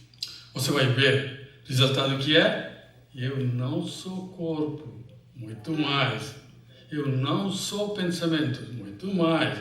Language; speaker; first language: Portuguese; non-native, fluent; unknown